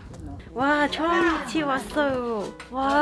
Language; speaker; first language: Korean; non-native, learner; Cantonese